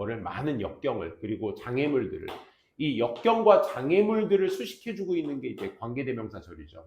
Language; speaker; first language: Korean; native; Korean